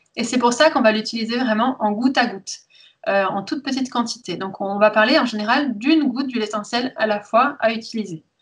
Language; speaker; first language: French; early bilingual, heritage; French